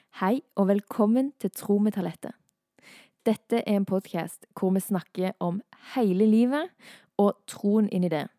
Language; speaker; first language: Norwegian; early bilingual, heritage; Norwegian